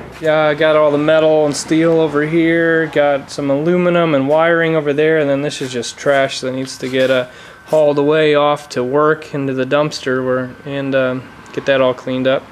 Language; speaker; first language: English; native; English